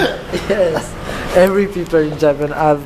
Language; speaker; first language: English; non-native, learner; French